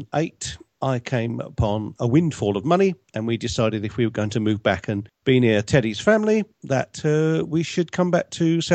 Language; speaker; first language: English; native; English